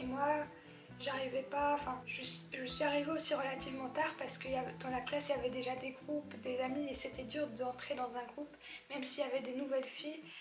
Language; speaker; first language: French; early bilingual, other home language; Polish